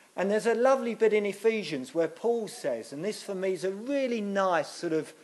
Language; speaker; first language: English; native; English